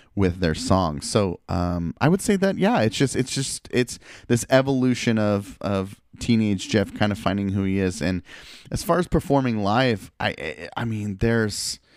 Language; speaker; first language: English; early bilingual, other home language; Spanish